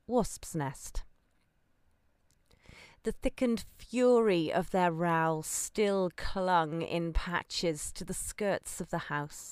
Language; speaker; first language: English; native; English